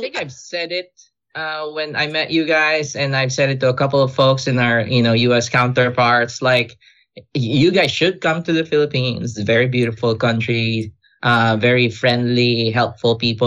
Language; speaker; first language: English; non-native, local second language; Filipino